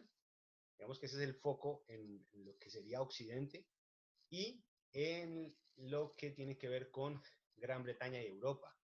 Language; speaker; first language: Spanish; native; Spanish